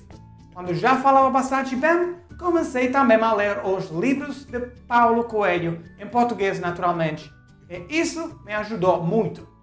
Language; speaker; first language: Portuguese; non-native, fluent; Italian